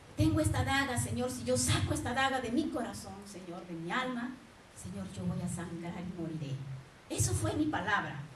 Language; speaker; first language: Spanish; native; Spanish